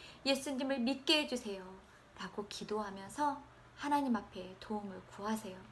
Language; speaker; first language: Korean; native; Korean